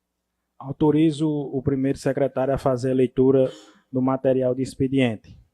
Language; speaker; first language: Portuguese; native; Portuguese